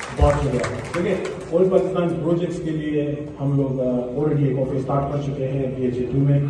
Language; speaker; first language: Urdu; early bilingual, heritage; Urdu